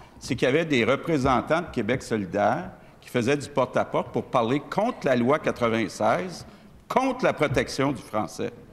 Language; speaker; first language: French; native; French